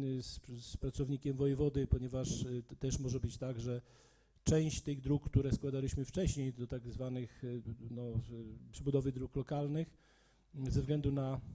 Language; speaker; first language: Polish; native; Polish